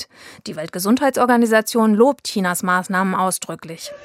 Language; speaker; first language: German; native; German